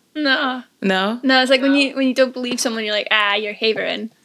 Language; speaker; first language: English; native; English